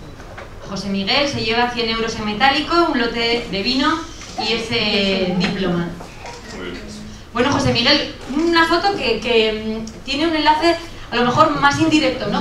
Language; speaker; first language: Spanish; native; Spanish